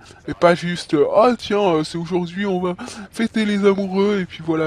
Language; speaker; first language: French; native; French